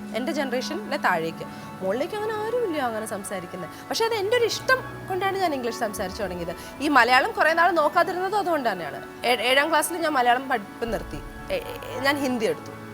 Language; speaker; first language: Malayalam; native; Malayalam